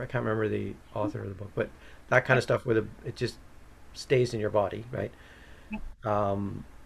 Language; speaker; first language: English; native; English